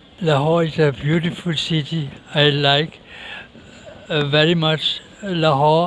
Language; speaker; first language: English; non-native, learner; Danish